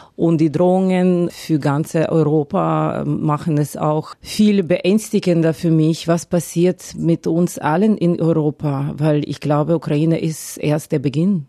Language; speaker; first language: German; non-native, fluent; Ukrainian